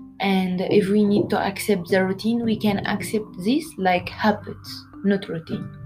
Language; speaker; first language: English; non-native, learner; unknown